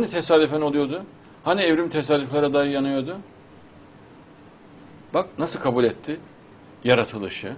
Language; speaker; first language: Turkish; native; Turkish